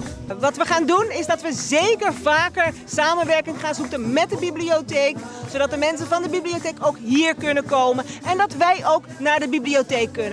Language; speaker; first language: Dutch; non-native, local second language; Papiamento